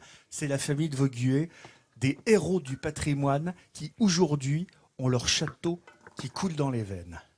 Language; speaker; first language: French; native; French